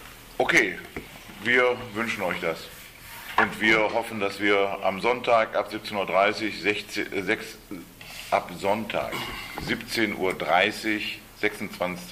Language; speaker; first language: German; native; German